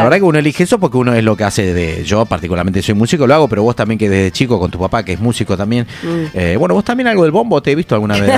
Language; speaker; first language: Spanish; native; Spanish